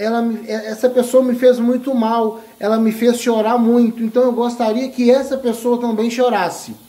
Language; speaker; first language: Portuguese; native; Portuguese